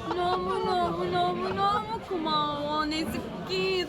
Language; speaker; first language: Korean; non-native, learner; Arabic